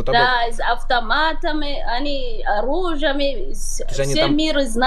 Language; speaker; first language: Russian; non-native, learner; Somali